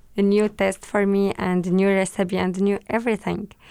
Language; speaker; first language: English; non-native, learner; Arabic